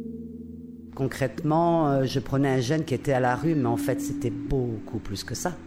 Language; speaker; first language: French; native; French